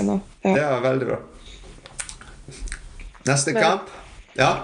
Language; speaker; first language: Norwegian; non-native, fluent; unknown